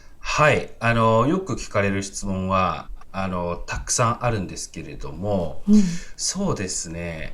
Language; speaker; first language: Japanese; native; Japanese